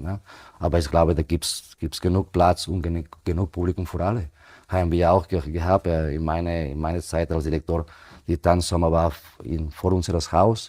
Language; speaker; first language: German; non-native, fluent; Spanish